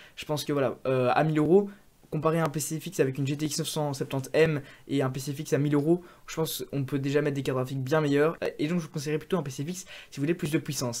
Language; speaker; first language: French; native; French